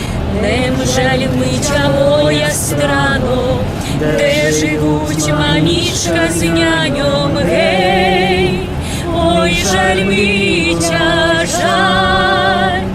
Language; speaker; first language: Ukrainian; native; Ukrainian